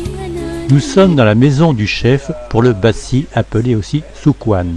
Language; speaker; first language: French; native; French